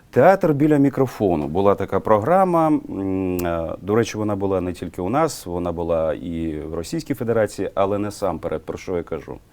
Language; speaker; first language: Ukrainian; non-native, local second language; Russian